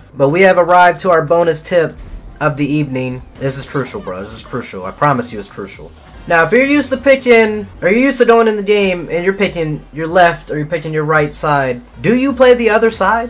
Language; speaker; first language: English; native; English